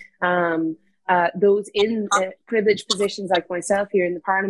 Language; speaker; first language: English; native; English